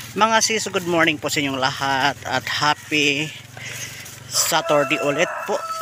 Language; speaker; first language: Filipino; non-native, local second language; Iloko